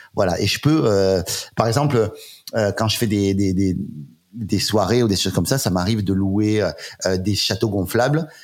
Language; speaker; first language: French; native; French